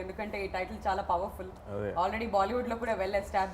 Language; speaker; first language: Telugu; native; Telugu